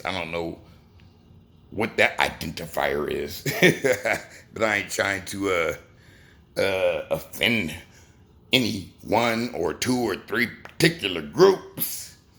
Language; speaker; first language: English; native; English